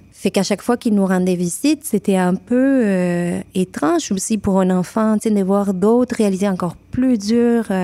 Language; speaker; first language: French; non-native, fluent; Spanish